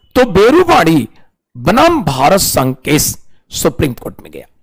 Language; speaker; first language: Hindi; native; Hindi